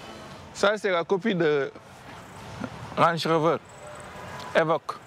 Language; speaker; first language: French; non-native, local second language; Wolof